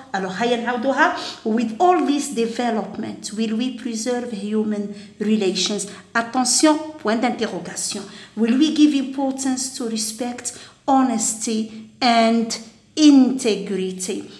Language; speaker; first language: English; non-native, fluent; Arabic